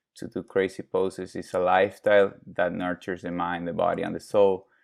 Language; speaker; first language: English; non-native, fluent; Spanish